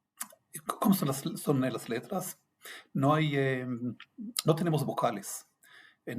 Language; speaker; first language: Spanish; non-native, fluent; Hebrew